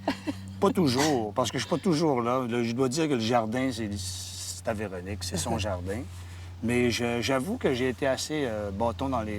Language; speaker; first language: French; native; French